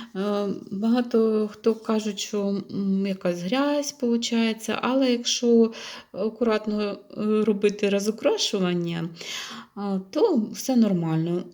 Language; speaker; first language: Ukrainian; non-native, local second language; Russian